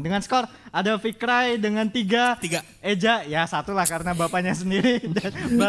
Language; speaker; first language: Indonesian; native; Indonesian